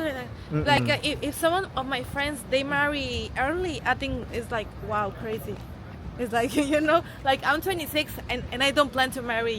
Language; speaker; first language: English; non-native, fluent; Spanish